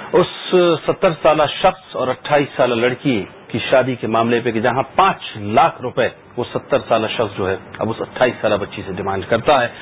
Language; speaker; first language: Urdu; native; Urdu